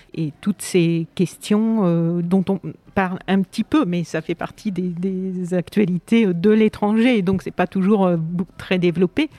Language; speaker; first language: French; native; French